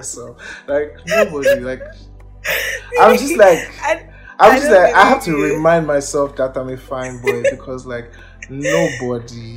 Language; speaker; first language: English; non-native, local second language; Yoruba